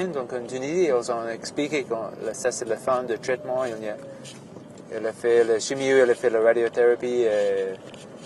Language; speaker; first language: French; non-native, fluent; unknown